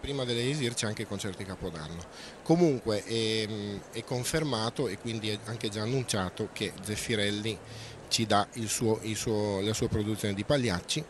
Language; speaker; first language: Italian; native; Italian